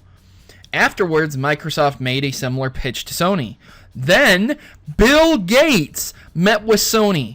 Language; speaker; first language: English; native; English